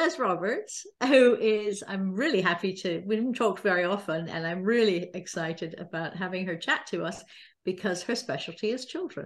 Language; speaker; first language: English; native; English